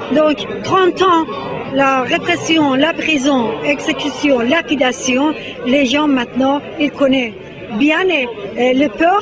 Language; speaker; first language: French; non-native, learner; Persian